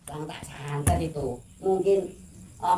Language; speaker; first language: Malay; non-native, local second language; Javanese